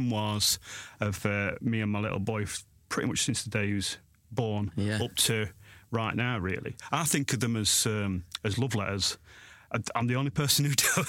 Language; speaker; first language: English; native; English